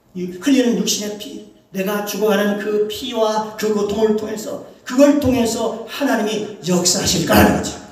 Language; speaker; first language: Korean; native; Korean